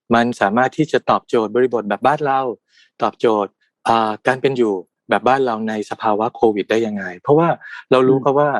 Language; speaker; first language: Thai; native; Thai